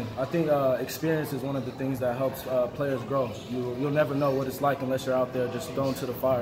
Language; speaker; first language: English; native; English